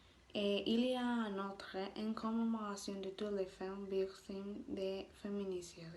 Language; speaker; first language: French; non-native, learner; Spanish